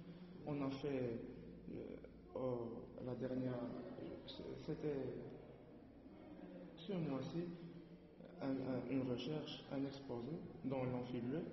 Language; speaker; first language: French; non-native, learner; Arabic